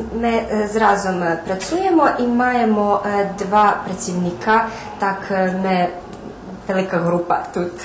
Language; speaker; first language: Ukrainian; non-native, local second language; Serbian